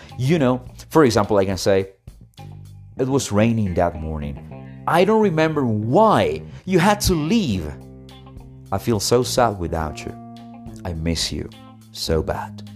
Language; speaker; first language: English; non-native, fluent; Spanish